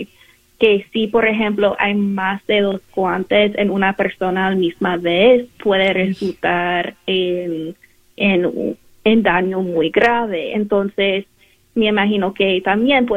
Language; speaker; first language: Spanish; non-native, learner; English